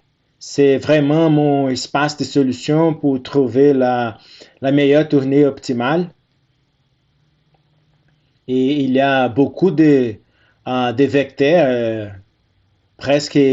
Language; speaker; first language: French; non-native, fluent; Portuguese